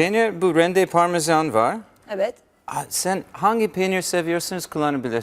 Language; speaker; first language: Turkish; non-native, learner; English